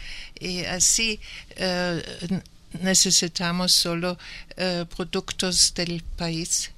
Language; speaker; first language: Spanish; non-native, learner; German